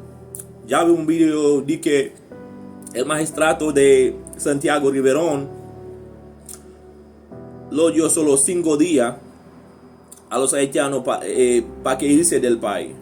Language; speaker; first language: Spanish; non-native, learner; Haitian Creole